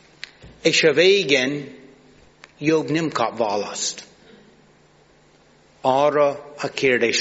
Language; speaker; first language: Hungarian; non-native, fluent; English